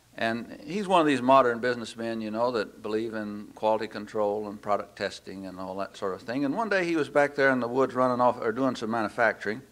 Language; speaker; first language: English; native; English